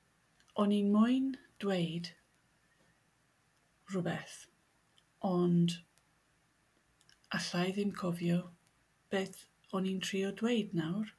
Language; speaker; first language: Welsh; non-native, learner; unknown